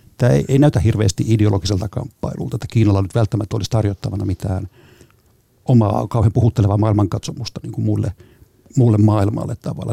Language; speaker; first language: Finnish; native; Finnish